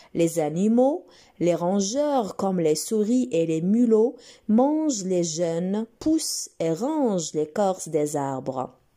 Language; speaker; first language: French; non-native, local second language; Arabic